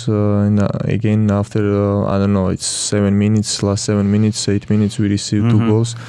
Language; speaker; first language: English; non-native, learner; Georgian